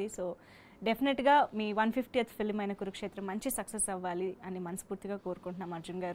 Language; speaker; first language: Telugu; native; Telugu